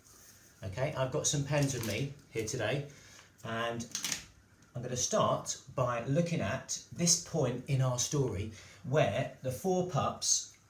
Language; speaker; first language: English; native; English